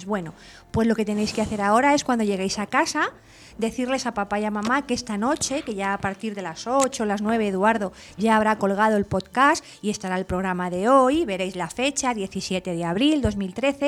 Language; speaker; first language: Spanish; native; Spanish